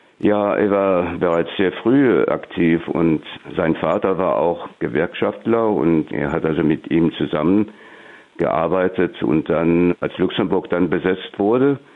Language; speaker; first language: German; non-native, local second language; Luxembourgish